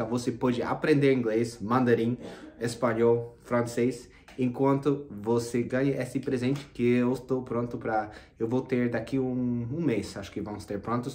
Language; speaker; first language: Portuguese; non-native, fluent; English